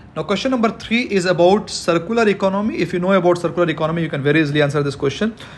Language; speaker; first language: English; non-native, local second language; Hindi